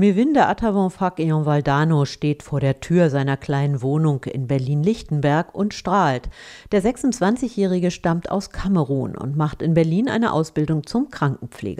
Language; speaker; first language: German; native; German